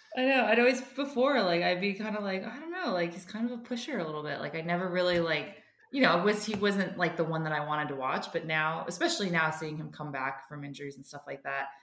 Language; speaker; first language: English; native; English